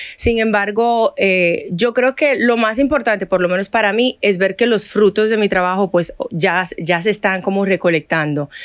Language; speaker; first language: Spanish; non-native, fluent; Haitian Creole